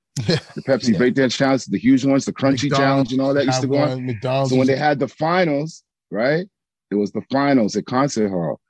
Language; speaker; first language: English; native; English